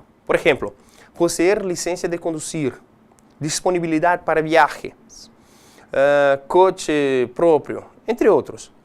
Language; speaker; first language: Spanish; non-native, fluent; Portuguese